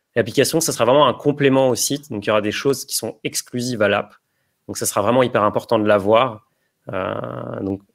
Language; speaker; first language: French; native; French